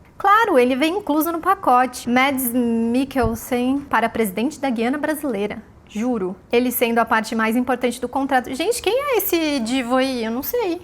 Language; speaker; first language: Portuguese; native; Portuguese